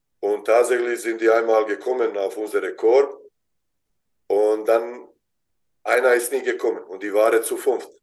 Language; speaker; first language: German; non-native, fluent; Bosnian